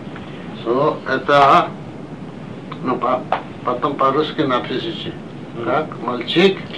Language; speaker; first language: Russian; non-native, learner; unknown